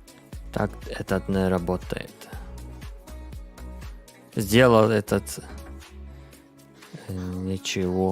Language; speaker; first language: Russian; non-native, learner; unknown